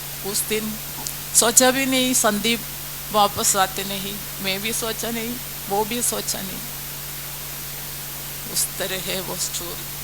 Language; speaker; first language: Hindi; non-native, local second language; Malayalam